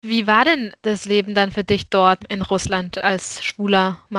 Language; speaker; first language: German; native; German